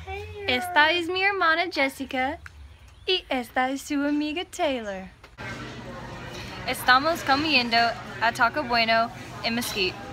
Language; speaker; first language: Spanish; non-native, learner; English